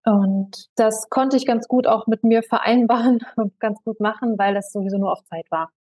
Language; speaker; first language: German; native; German